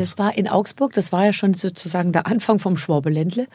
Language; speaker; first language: German; native; German